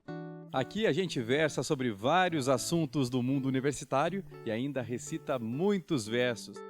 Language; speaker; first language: Portuguese; native; Portuguese